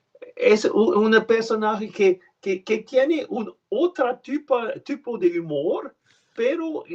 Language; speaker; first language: Spanish; non-native, learner; French